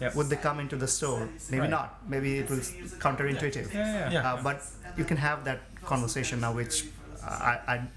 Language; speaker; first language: English; non-native, local second language; Bangla